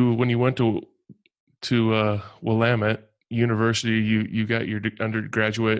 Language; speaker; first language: English; native; English